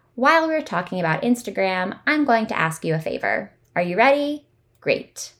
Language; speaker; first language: English; native; English